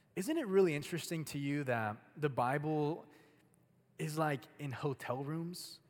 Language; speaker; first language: English; early bilingual, other home language; Spanish